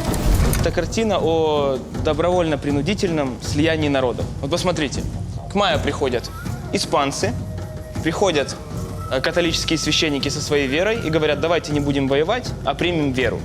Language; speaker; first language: Russian; native; Russian